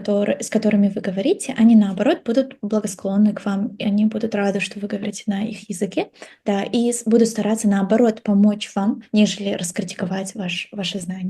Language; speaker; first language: Russian; non-native, local second language; Kazakh